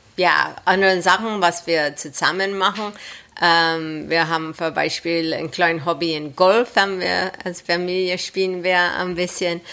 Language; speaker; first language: German; non-native, fluent; English